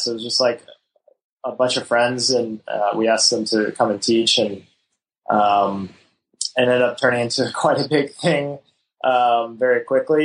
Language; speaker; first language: English; native; English